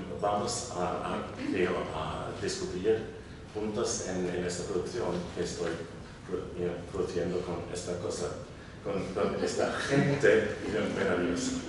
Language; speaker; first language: Spanish; non-native, learner; German